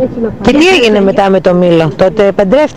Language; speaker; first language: Greek; native; Greek